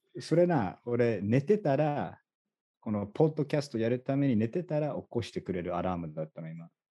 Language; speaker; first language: Japanese; non-native, fluent; English